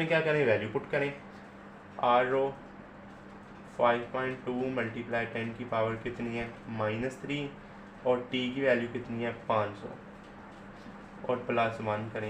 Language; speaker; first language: Hindi; non-native, local second language; Punjabi